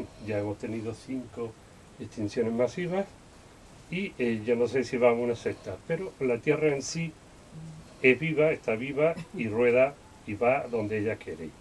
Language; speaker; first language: Spanish; native; Spanish